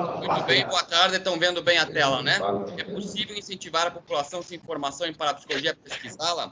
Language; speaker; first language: Portuguese; native; Portuguese